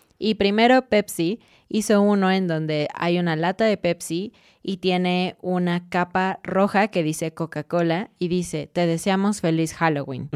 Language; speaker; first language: Spanish; native; Spanish